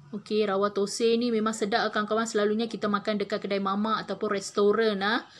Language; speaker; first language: Malay; non-native, local second language; Tamil